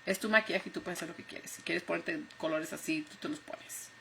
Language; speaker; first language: Spanish; early bilingual, heritage; Spanish